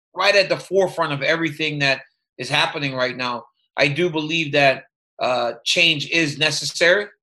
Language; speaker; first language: English; native; English